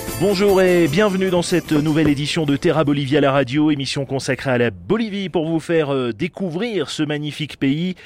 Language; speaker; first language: French; native; French